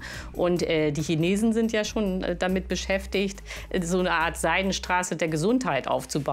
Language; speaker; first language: German; native; German